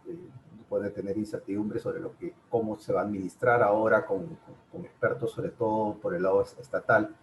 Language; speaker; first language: Spanish; native; Spanish